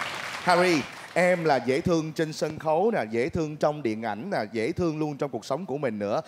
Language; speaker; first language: Vietnamese; native; Vietnamese